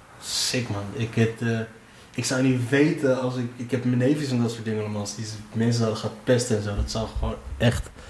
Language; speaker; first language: Dutch; early bilingual, other home language; Riffian